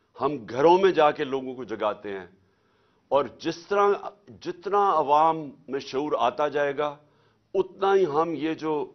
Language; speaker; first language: Urdu; native; Urdu